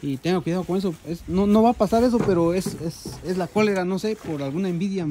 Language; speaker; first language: Spanish; native; Spanish